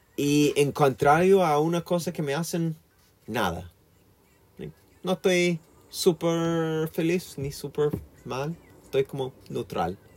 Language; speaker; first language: Spanish; non-native, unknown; English